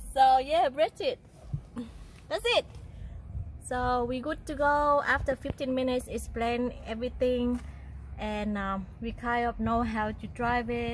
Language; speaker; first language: English; non-native, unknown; Vietnamese